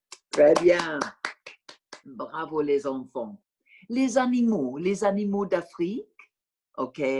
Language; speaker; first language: French; non-native, fluent; English